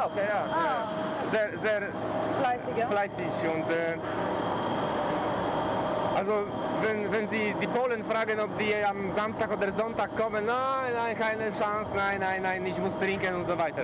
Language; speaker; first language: German; non-native, fluent; Polish